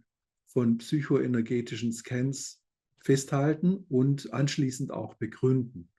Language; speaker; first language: German; native; German